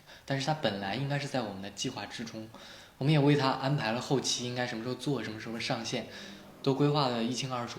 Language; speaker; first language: Chinese; native; Chinese